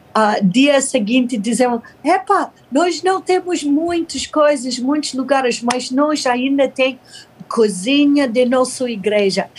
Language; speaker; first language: Portuguese; non-native, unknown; English